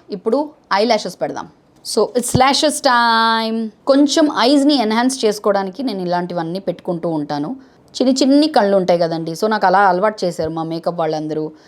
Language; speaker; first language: Telugu; non-native, fluent; Bangla